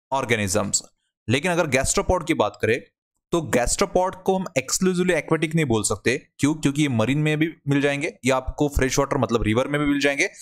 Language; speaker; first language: Hindi; non-native, local second language; Marathi